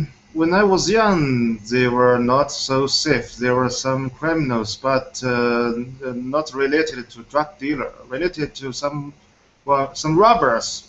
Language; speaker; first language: English; non-native, fluent; Chinese